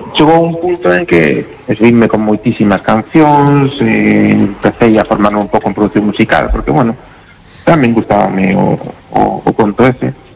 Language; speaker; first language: Galician; non-native, local second language; Spanish